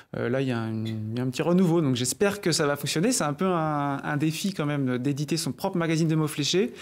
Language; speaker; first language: French; native; French